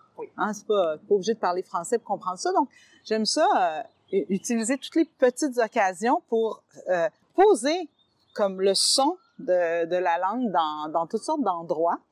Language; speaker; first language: French; native; French